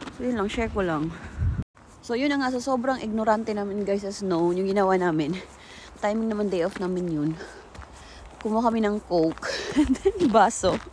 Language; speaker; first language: Filipino; native; Filipino